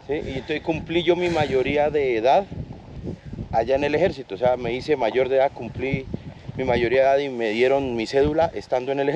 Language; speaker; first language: Spanish; native; Spanish